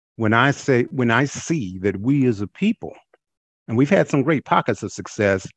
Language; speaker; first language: English; native; English